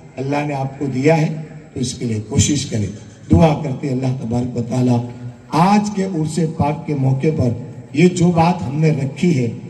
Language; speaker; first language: Hindi; non-native, local second language; Gujarati